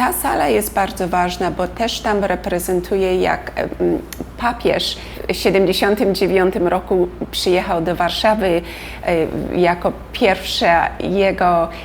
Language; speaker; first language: Polish; early bilingual, heritage; Polish